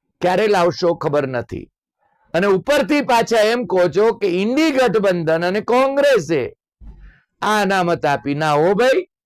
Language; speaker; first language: Gujarati; native; Gujarati